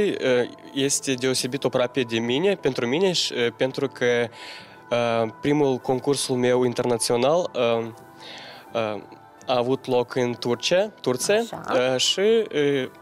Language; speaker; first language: Romanian; non-native, local second language; Gagauz